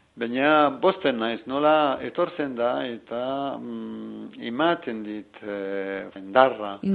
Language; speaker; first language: Basque; non-native, learner; Arabic